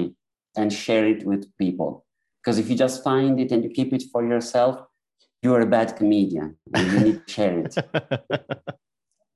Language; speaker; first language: English; non-native, fluent; Italian